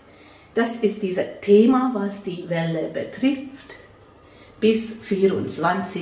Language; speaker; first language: German; non-native, fluent; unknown